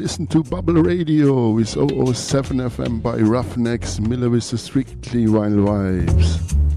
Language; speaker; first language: English; non-native, fluent; German